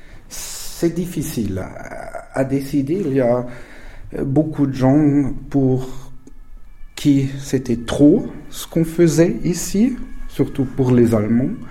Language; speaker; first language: French; non-native, fluent; German